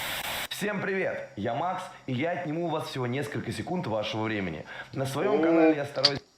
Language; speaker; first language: Russian; native; Russian